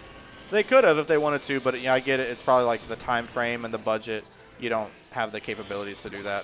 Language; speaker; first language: English; native; English